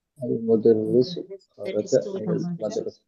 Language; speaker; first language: Arabic; non-native, learner; Malayalam